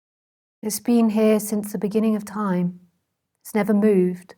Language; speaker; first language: English; native; English